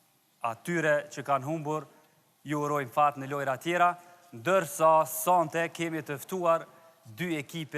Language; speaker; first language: Albanian; native; Albanian